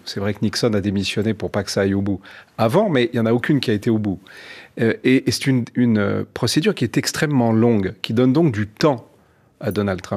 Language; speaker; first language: French; native; French